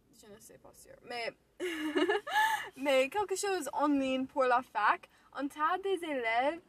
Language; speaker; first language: French; non-native, learner; English